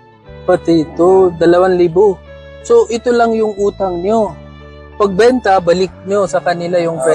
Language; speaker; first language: Filipino; non-native, local second language; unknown